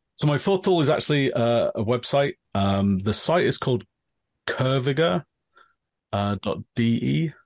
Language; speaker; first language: English; native; English